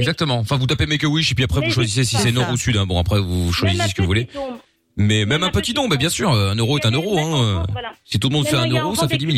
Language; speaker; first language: French; native; French